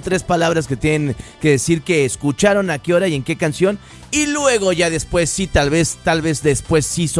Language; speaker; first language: Spanish; native; Spanish